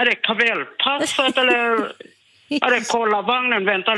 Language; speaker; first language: Swedish; non-native, learner; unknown